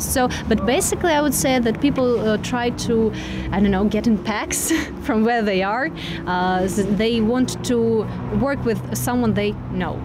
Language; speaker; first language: English; non-native, fluent; Russian